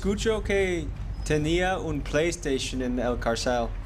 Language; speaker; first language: Spanish; non-native, learner; English